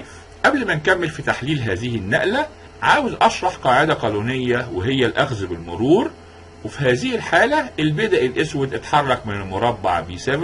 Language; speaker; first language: Arabic; native; Arabic